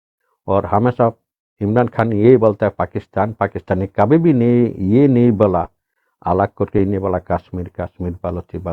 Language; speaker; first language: Hindi; non-native, local second language; Bangla